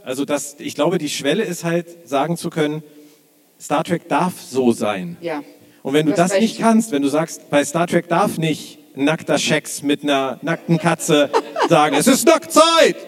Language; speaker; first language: German; native; German